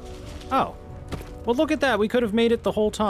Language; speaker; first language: English; native; English